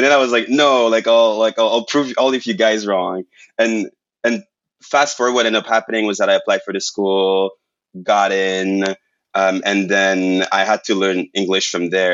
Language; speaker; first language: English; non-native, fluent; French